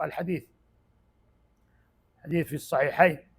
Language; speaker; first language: Arabic; native; Arabic